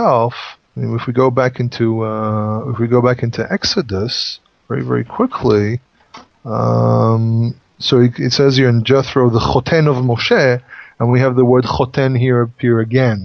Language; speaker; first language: English; non-native, fluent; Hebrew